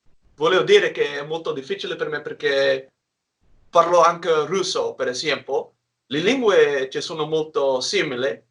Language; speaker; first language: Italian; non-native, learner; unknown